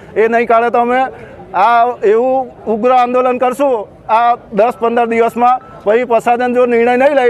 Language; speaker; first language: Gujarati; native; Gujarati